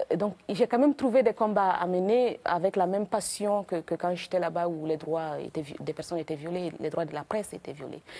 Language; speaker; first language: French; non-native, local second language; Mossi